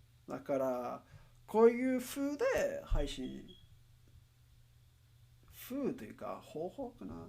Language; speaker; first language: Japanese; non-native, learner; English